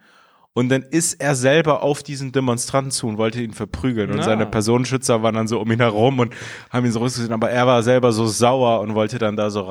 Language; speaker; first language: German; early bilingual, other home language; Persian